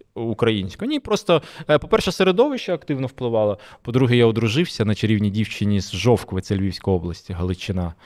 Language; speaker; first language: Ukrainian; non-native, local second language; Russian